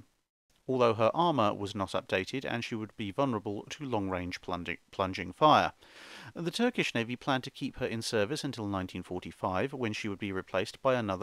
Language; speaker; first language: English; native; English